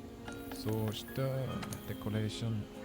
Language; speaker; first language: Japanese; non-native, learner; German